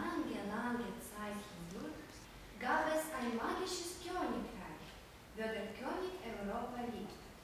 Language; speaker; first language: German; non-native, learner; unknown